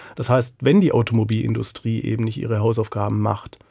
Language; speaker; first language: German; native; German